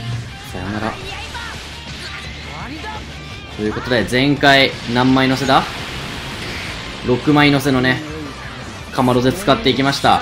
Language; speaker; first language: Japanese; native; Japanese